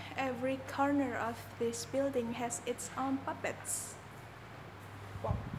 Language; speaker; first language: English; non-native, learner; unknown